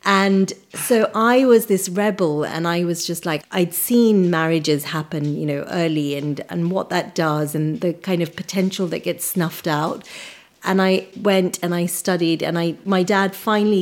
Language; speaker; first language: English; early bilingual, other home language; Punjabi